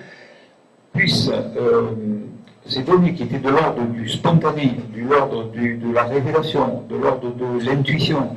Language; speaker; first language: French; native; French